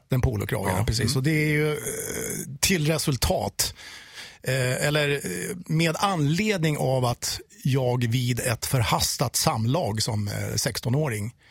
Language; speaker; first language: Swedish; native; Swedish